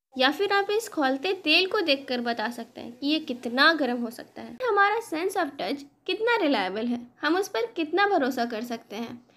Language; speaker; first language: Hindi; native; Hindi